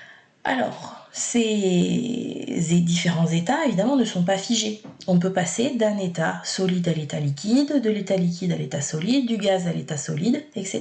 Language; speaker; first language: French; native; French